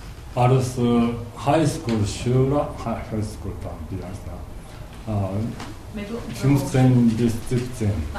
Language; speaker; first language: German; non-native, learner; Japanese